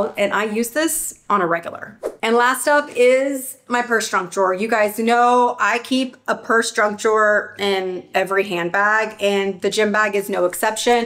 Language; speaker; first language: English; native; English